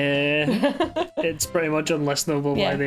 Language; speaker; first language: English; native; English